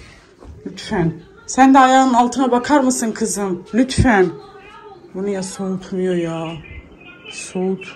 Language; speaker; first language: Turkish; native; Turkish